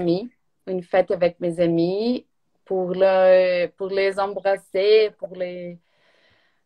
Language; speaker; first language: French; non-native, learner; Portuguese